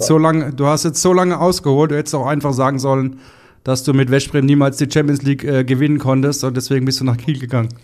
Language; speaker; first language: German; native; German